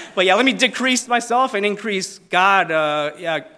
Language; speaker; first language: English; non-native, fluent; Italian